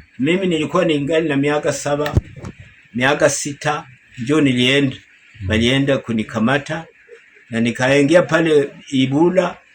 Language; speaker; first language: Swahili; non-native, local second language; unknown